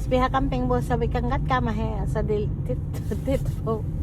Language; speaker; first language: Danish; non-native, learner; Filipino